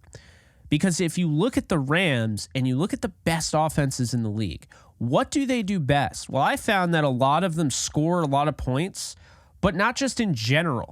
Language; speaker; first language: English; native; English